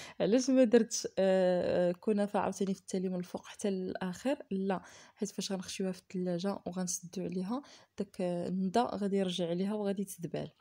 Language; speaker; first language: Arabic; native; Arabic